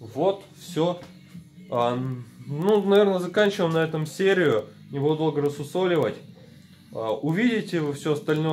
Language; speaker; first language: Russian; native; Russian